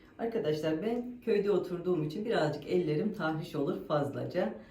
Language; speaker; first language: Turkish; native; Turkish